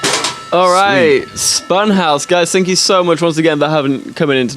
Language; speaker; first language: English; native; English